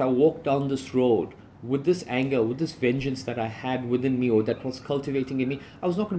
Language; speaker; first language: English; native; English